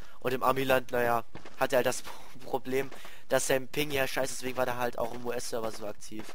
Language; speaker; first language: German; native; German